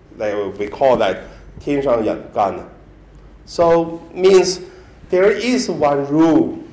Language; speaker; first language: English; non-native, learner; Chinese